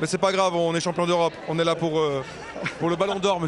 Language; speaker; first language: French; native; French